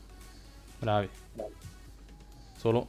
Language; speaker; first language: Italian; native; Italian